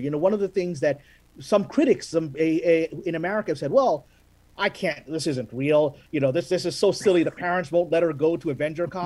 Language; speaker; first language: English; non-native, local second language; Urdu